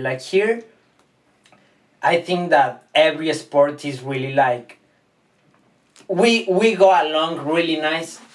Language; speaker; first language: English; non-native, fluent; Spanish